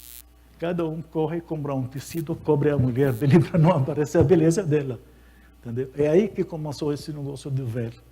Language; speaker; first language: Portuguese; non-native, fluent; Arabic